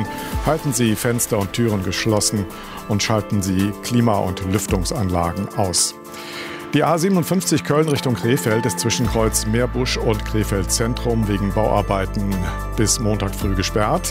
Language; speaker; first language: German; native; German